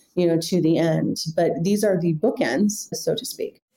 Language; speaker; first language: English; native; English